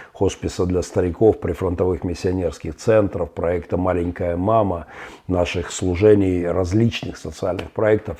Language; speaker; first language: Russian; native; Russian